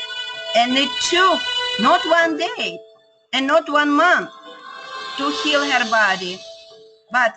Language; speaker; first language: English; non-native, fluent; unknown